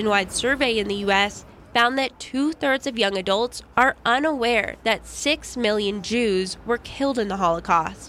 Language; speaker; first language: English; native; English